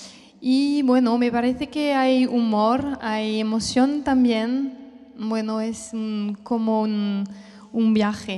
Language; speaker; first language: Spanish; non-native, fluent; French